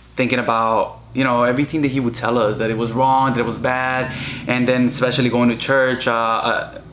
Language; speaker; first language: English; early bilingual, other home language; Spanish